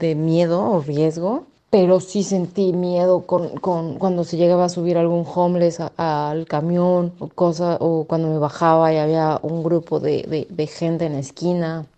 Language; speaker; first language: Spanish; native; Spanish